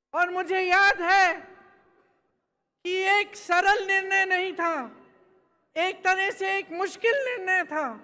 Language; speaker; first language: Hindi; native; Hindi